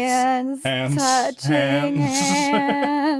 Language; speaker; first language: English; native; English